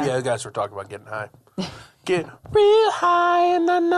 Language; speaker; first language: English; native; English